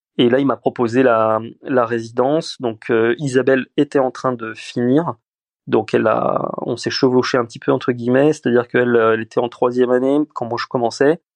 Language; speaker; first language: French; early bilingual, other home language; Romanian